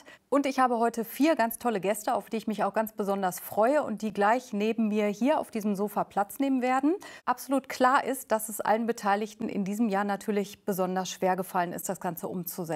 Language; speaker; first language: German; native; German